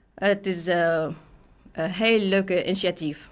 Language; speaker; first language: Dutch; non-native, learner; Arabic